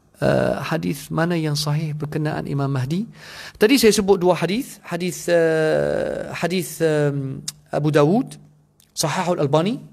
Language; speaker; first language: Malay; non-native, fluent; Arabic